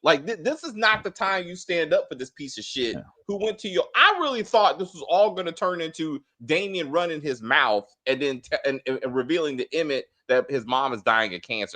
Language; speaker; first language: English; native; English